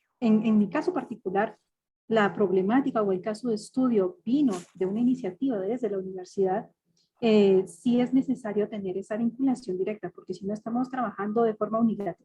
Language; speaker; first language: Spanish; native; Spanish